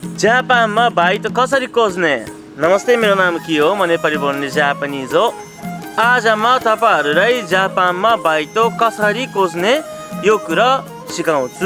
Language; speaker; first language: Nepali; non-native, fluent; Japanese